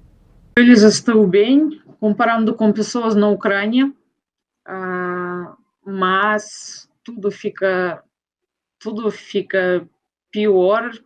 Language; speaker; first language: Portuguese; non-native, fluent; Russian